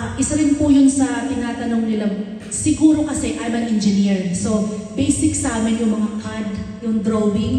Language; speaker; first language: Filipino; non-native, local second language; Bikol